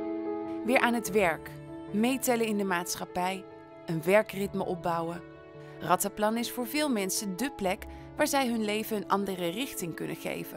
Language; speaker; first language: Dutch; native; Dutch